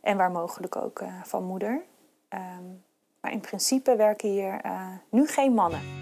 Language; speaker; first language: Dutch; native; Dutch